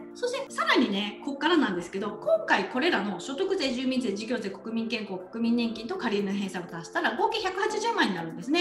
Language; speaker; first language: Japanese; native; Japanese